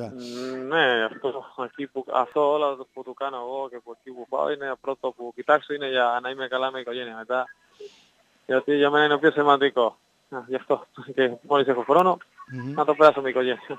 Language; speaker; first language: Greek; non-native, learner; Spanish